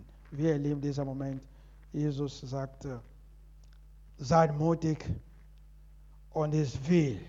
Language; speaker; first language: German; non-native, learner; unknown